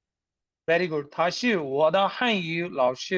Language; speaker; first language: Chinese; non-native, fluent; Urdu